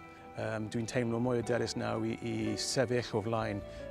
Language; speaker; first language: Welsh; non-native, local second language; English